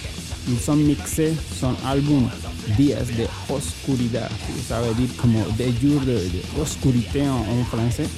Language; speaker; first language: French; non-native, fluent; Spanish